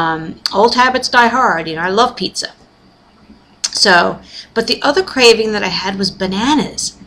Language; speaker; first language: English; native; English